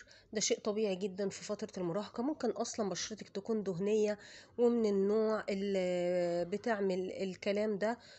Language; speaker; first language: Arabic; native; Arabic